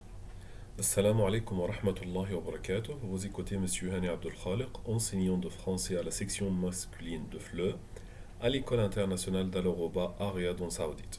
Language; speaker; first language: French; non-native, fluent; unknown